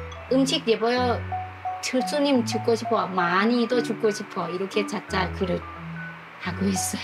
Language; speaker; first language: Korean; non-native, learner; Thai